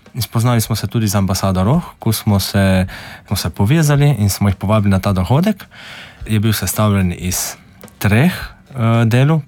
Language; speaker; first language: Slovenian; native; Slovenian